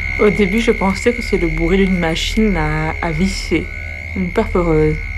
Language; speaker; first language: French; native; French